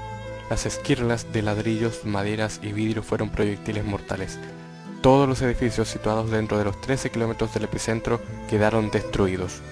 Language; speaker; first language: Spanish; native; Spanish